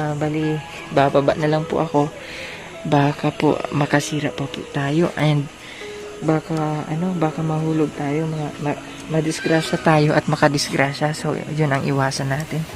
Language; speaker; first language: Filipino; non-native, local second language; Cebuano